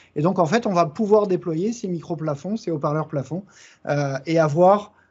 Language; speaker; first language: French; native; French